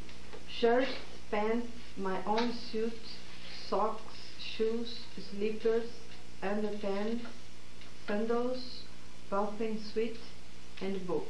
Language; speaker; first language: English; non-native, learner; Portuguese